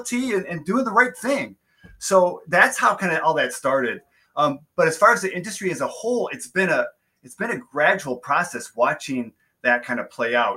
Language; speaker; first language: English; native; English